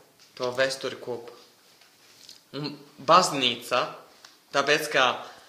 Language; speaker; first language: Latvian; non-native, fluent; Italian